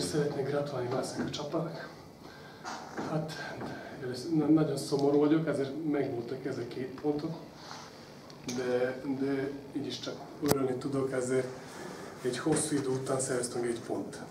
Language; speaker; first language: Hungarian; non-native, learner; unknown